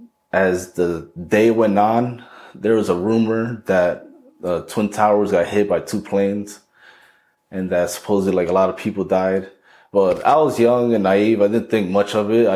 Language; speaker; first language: English; native; English